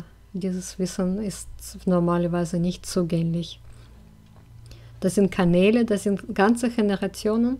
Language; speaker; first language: German; non-native, fluent; Russian